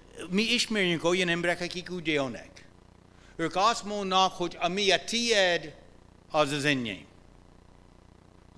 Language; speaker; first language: Hungarian; non-native, fluent; English